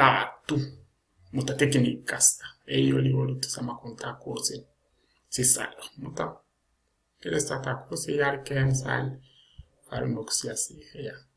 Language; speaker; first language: Finnish; non-native, learner; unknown